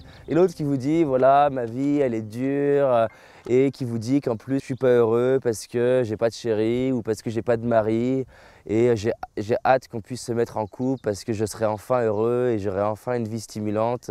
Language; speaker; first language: French; native; French